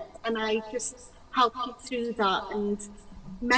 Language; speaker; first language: English; non-native, local second language; Welsh